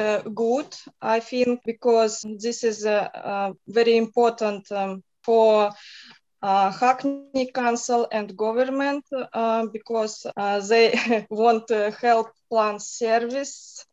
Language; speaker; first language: English; non-native, learner; Russian